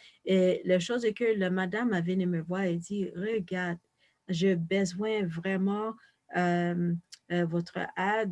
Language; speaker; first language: French; non-native, fluent; English